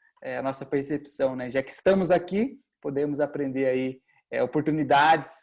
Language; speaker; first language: Portuguese; native; Portuguese